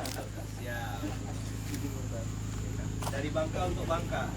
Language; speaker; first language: Indonesian; native; Indonesian